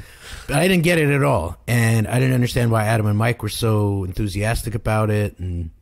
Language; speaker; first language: English; native; English